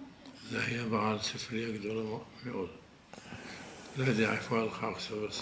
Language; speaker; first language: Hebrew; non-native, fluent; Arabic